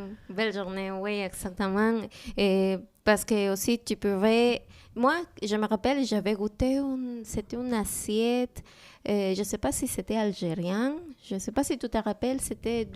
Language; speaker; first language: French; non-native, learner; Spanish